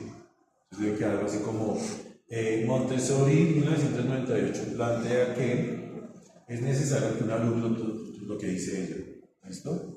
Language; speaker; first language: Spanish; native; Spanish